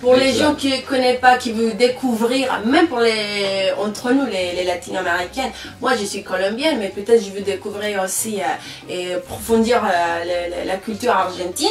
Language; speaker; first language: French; non-native, fluent; Spanish